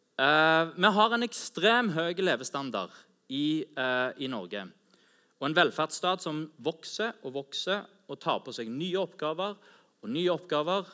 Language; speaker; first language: Norwegian; native; Norwegian